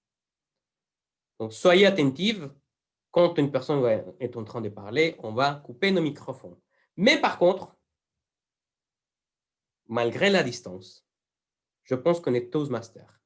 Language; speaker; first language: French; non-native, fluent; Spanish